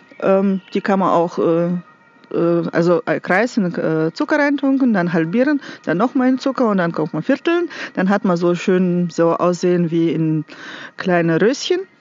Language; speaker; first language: German; non-native, fluent; Russian